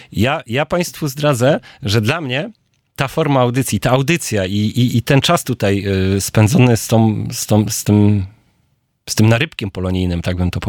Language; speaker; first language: Polish; native; Polish